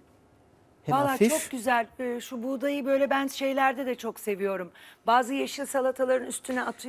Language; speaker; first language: Turkish; native; Turkish